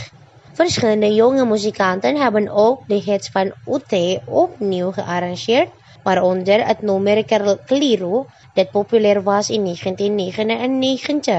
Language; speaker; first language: Dutch; non-native, fluent; Indonesian